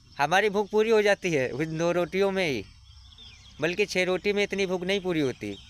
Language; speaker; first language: Hindi; native; Hindi